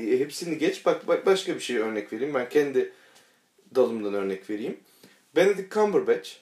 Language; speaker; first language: Turkish; native; Turkish